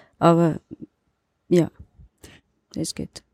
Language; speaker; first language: German; non-native, learner; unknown